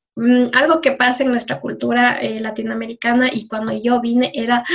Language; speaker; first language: Spanish; native; Spanish